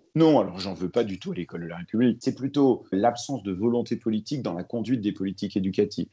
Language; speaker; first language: French; early bilingual, other home language; Arabic